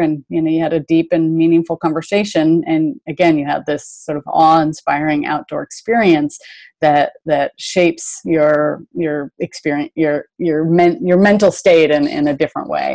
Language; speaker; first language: English; native; English